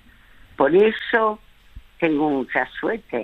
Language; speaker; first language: Spanish; early bilingual, other home language; French